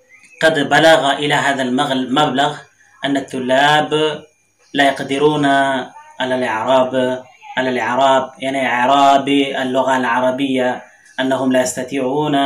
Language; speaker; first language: Arabic; non-native, fluent; Urdu